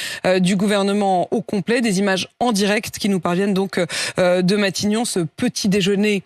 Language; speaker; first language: French; native; French